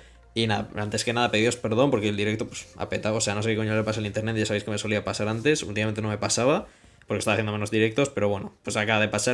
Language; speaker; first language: Spanish; native; Spanish